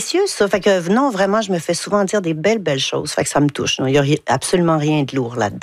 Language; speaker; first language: French; native; French